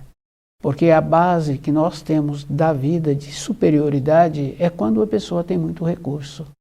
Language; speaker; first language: Portuguese; native; Portuguese